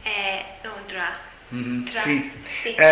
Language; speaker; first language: Italian; non-native, learner; English